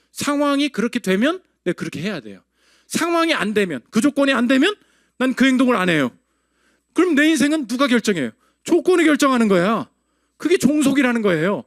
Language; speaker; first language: Korean; native; Korean